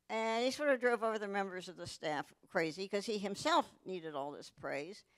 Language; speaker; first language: English; native; English